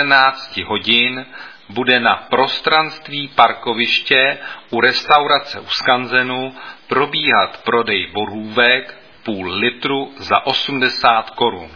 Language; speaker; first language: Czech; native; Czech